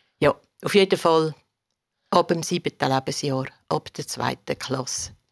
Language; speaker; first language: German; native; German